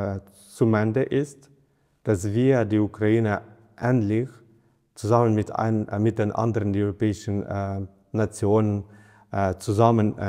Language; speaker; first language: German; non-native, fluent; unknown